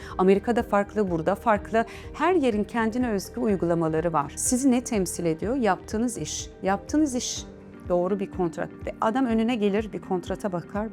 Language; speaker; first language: Turkish; native; Turkish